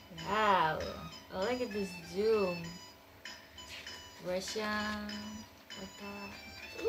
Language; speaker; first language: English; non-native, learner; Indonesian